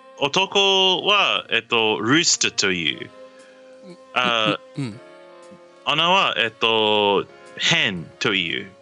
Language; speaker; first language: Japanese; non-native, learner; English